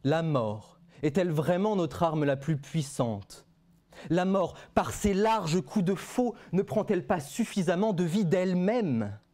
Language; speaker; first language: French; native; French